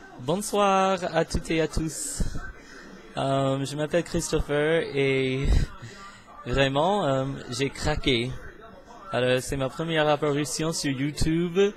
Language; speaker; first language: French; non-native, fluent; English